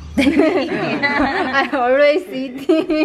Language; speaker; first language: English; non-native, learner; Korean